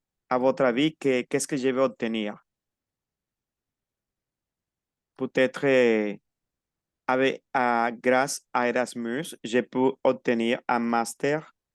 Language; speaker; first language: French; non-native, fluent; Spanish